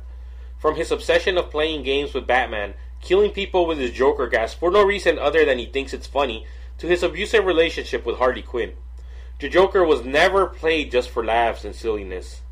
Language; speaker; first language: English; native; English